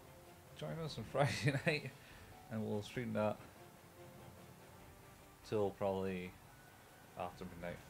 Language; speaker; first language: English; native; English